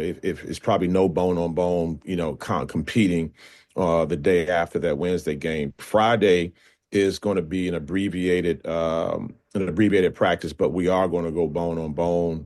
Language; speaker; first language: English; native; English